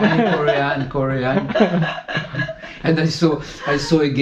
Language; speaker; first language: English; non-native, fluent; French